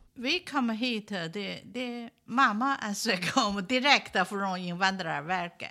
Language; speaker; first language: Swedish; non-native, learner; Chinese